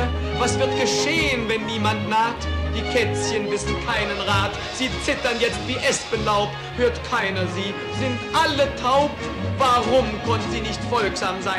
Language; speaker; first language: German; native; German